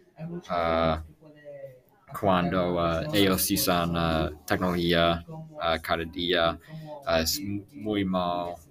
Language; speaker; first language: Spanish; non-native, learner; English